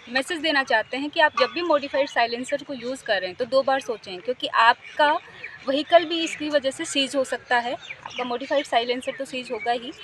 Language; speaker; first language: Hindi; native; Hindi